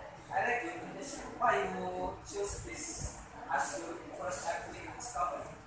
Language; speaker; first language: English; non-native, learner; Indonesian